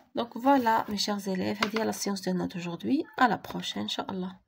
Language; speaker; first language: French; non-native, local second language; Arabic